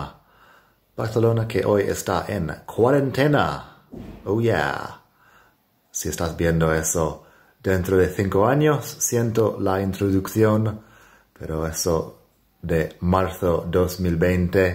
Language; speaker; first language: Spanish; non-native, fluent; English